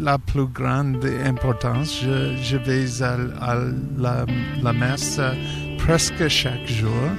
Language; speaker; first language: French; non-native, learner; English